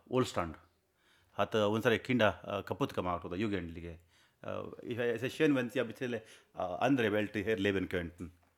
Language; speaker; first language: German; non-native, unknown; Kannada